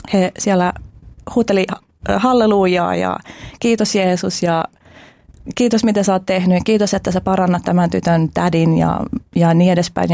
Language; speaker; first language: Finnish; early bilingual, other home language; Albanian